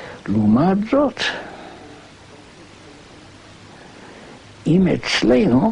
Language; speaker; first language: Hebrew; non-native, fluent; German